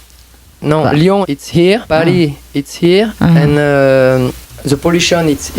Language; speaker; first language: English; non-native, learner; French